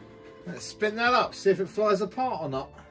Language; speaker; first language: English; native; English